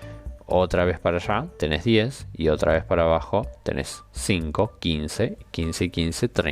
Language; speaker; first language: Spanish; native; Spanish